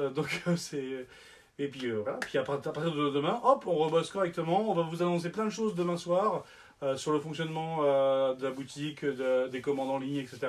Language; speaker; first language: French; native; French